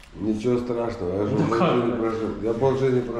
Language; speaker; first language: Russian; native; Russian